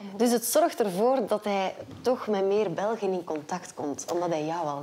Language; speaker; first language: Dutch; native; Dutch